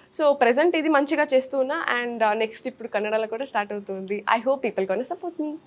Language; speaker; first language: Telugu; native; Telugu